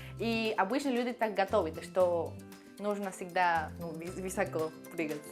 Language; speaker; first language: Russian; non-native, fluent; Spanish